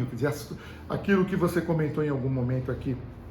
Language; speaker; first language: Portuguese; native; Portuguese